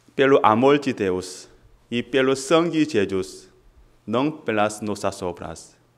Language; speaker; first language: Portuguese; non-native, fluent; Korean